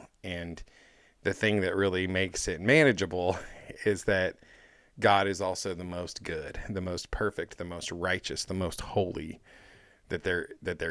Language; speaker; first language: English; native; English